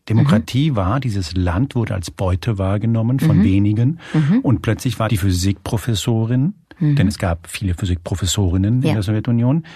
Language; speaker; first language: German; early bilingual, other home language; Spanish